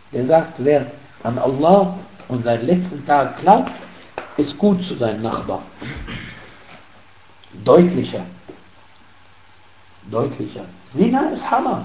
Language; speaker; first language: German; non-native, fluent; Arabic